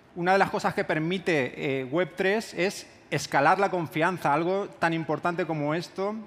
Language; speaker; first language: Spanish; native; Spanish